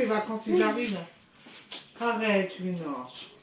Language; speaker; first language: French; native; French